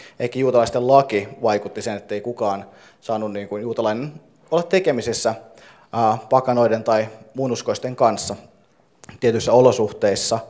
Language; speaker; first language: Finnish; native; Finnish